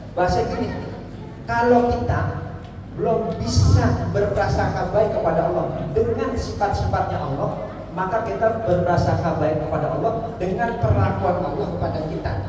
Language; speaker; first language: Indonesian; non-native, local second language; Javanese